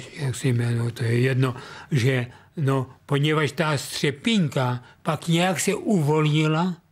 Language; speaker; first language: Czech; non-native, local second language; Rusyn